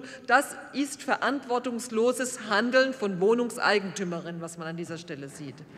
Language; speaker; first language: German; native; German